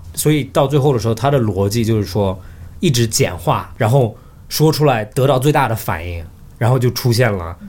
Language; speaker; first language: Chinese; early bilingual, heritage; Chinese